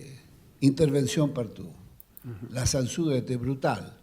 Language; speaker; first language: French; non-native, fluent; Spanish